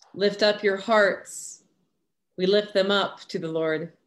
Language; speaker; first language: English; native; English